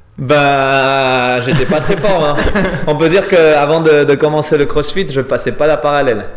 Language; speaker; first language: French; non-native, fluent; Spanish